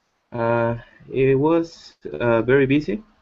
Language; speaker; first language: English; non-native, learner; Spanish